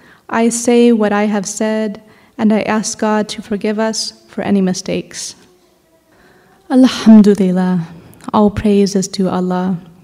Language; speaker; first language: English; native; English